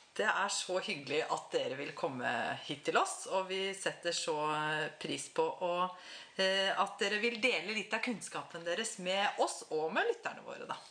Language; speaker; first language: Norwegian; native; Norwegian